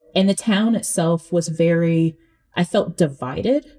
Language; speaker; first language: English; early bilingual, other home language; Akan